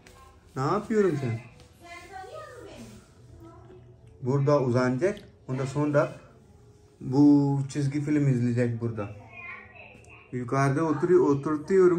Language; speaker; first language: Turkish; non-native, learner; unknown